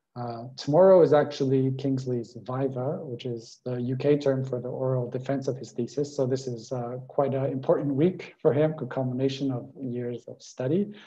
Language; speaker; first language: English; native; English